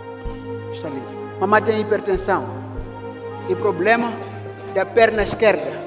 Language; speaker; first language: Portuguese; non-native, local second language; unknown